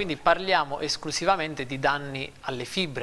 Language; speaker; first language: Italian; native; Italian